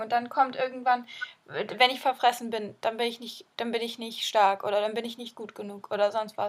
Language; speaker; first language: German; native; German